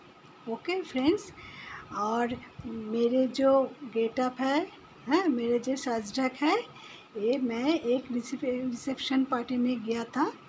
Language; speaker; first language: Hindi; non-native, local second language; Assamese